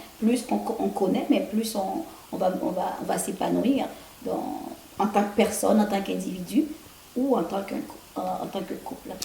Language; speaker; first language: French; non-native, local second language; Haitian Creole